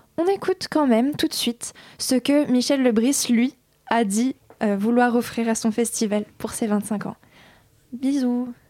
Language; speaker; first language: French; native; French